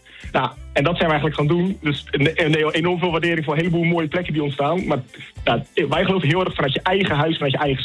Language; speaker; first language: Dutch; native; Dutch